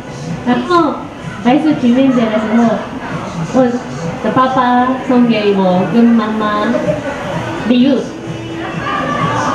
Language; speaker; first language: Chinese; non-native, learner; Japanese